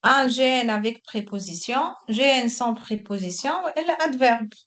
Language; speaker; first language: French; non-native, local second language; Arabic